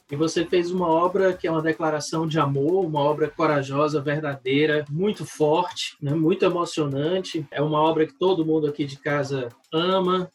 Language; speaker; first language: Portuguese; native; Portuguese